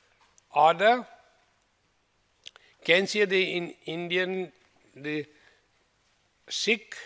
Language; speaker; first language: German; non-native, fluent; Hindi